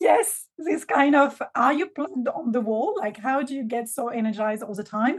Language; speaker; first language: English; non-native, fluent; French